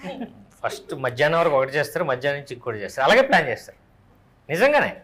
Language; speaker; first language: Telugu; native; Telugu